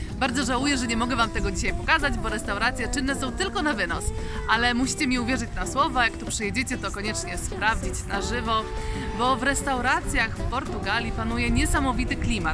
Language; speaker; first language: Polish; native; Polish